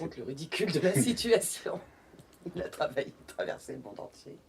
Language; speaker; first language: French; native; French